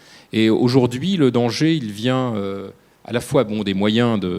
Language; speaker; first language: French; native; French